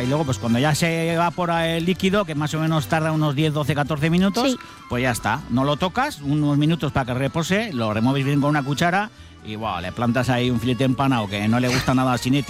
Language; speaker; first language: Spanish; native; Spanish